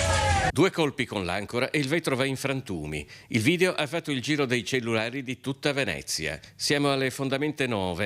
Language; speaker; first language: Italian; native; Italian